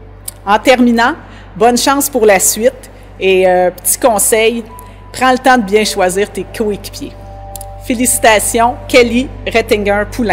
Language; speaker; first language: French; native; French